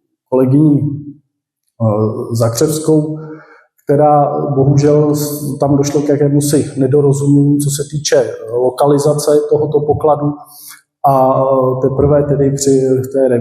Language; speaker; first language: Czech; native; Czech